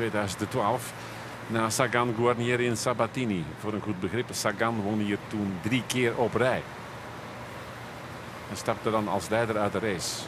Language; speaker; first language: Dutch; native; Dutch